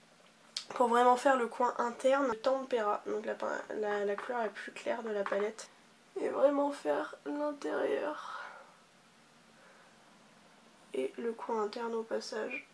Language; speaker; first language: French; native; French